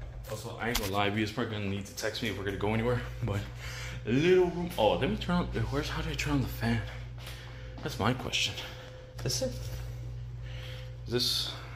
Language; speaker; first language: English; early bilingual, other home language; Spanish